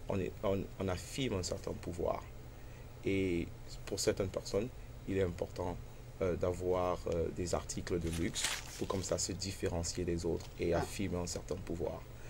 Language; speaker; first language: French; non-native, local second language; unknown